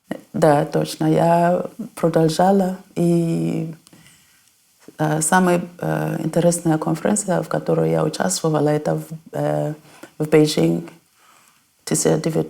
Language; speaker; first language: Russian; non-native, fluent; North Ndebele